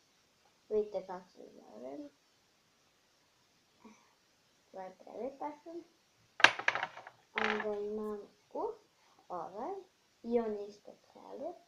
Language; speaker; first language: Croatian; early bilingual, heritage; Bosnian